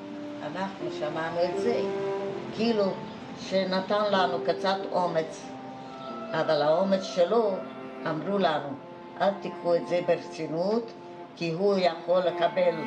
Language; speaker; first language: Hebrew; non-native, fluent; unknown